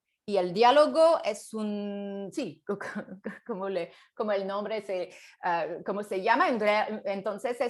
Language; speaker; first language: Spanish; non-native, fluent; French